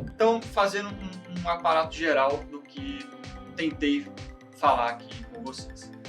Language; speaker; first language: Portuguese; native; Portuguese